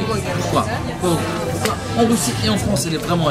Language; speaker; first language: French; non-native, fluent; Russian